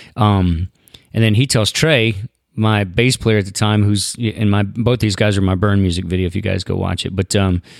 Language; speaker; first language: English; native; English